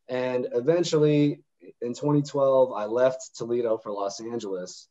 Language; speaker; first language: English; native; English